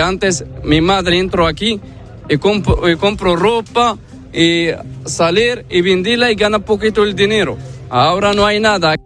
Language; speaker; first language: Spanish; non-native, learner; Arabic